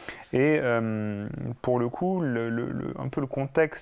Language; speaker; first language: French; native; French